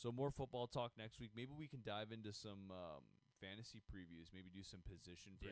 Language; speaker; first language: English; native; English